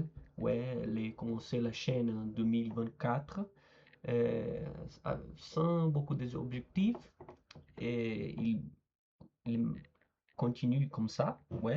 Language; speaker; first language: French; non-native, learner; Portuguese